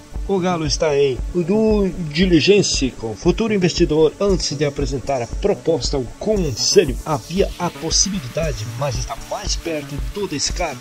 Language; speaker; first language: Portuguese; native; Portuguese